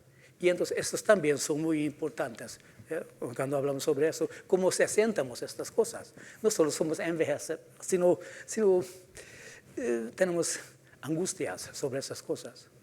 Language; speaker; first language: Spanish; non-native, fluent; Hungarian